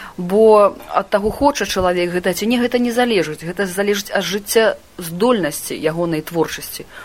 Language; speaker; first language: Belarusian; non-native, local second language; Russian